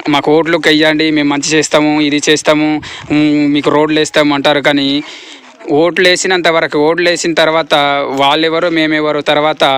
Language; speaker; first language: Telugu; native; Telugu